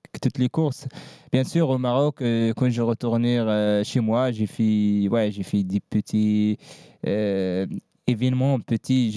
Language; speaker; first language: French; non-native, learner; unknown